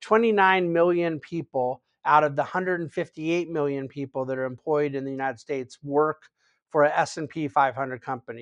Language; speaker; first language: English; native; English